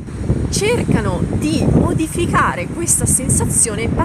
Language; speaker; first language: Italian; native; Italian